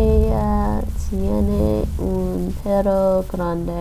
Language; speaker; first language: Spanish; non-native, learner; English